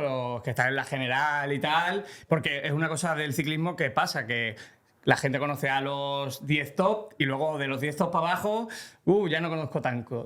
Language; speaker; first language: Spanish; native; Spanish